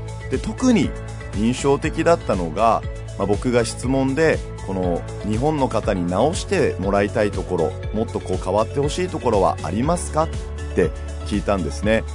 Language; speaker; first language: Japanese; native; Japanese